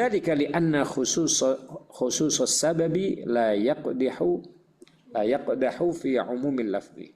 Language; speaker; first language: Arabic; non-native, fluent; Indonesian